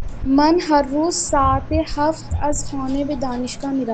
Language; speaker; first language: Persian; non-native, learner; Urdu